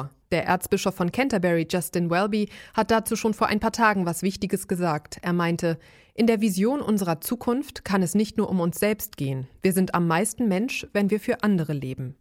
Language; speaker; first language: German; native; German